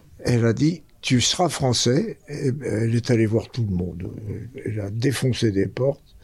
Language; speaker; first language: French; early bilingual, other home language; Spanish